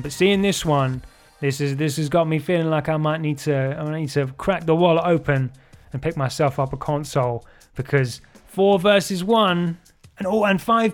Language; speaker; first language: English; native; English